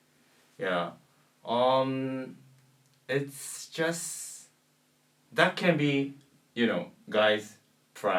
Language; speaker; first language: English; non-native, learner; Japanese